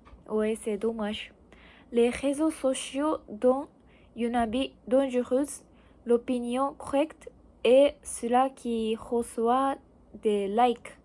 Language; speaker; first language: French; non-native, learner; Japanese